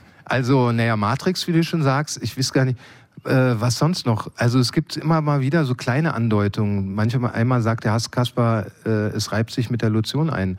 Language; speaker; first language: German; native; German